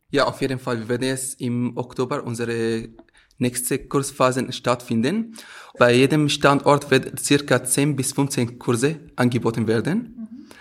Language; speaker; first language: German; non-native, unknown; Arabic